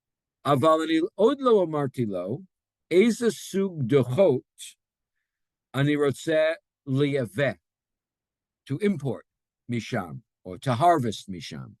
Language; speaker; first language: Hebrew; non-native, fluent; English